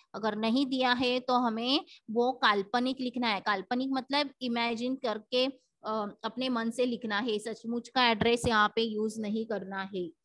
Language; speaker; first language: Hindi; non-native, local second language; Marathi